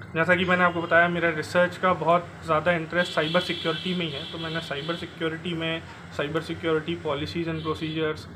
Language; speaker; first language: Hindi; native; Hindi